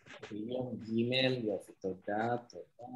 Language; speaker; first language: Hebrew; non-native, fluent; Indonesian